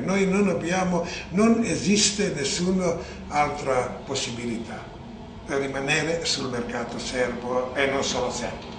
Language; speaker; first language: Italian; non-native, fluent; Serbian